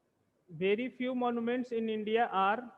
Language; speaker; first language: English; non-native, local second language; Hindi